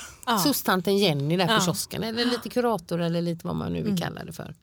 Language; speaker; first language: Swedish; native; Swedish